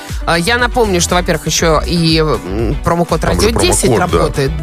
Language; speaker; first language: Russian; native; Russian